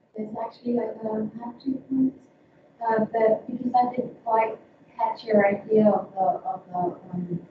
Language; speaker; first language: English; non-native, fluent; Finnish